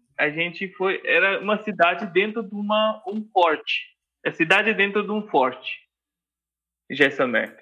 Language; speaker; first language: Portuguese; non-native, fluent; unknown